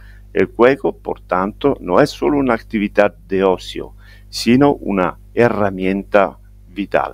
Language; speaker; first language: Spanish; non-native, fluent; Italian